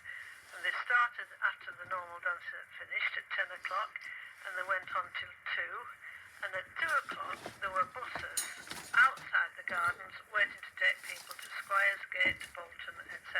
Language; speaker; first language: English; native; English